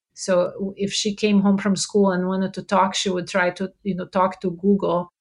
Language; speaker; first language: English; non-native, fluent; Portuguese